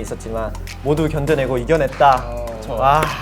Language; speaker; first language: Korean; native; Korean